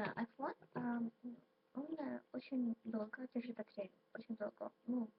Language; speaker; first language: Russian; non-native, local second language; Ukrainian